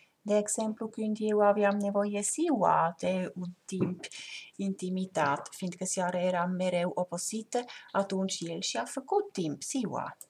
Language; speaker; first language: Romanian; non-native, fluent; German